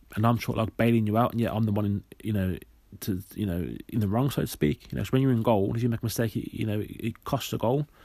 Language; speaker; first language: English; native; English